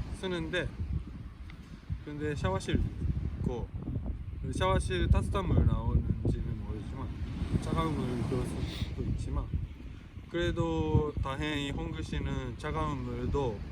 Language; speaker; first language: Korean; non-native, fluent; Japanese